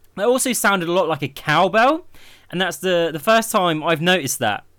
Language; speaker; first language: English; native; English